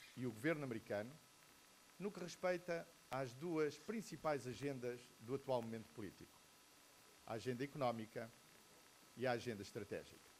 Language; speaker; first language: Portuguese; native; Portuguese